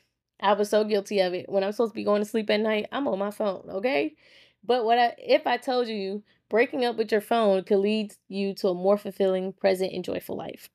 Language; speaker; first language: English; native; English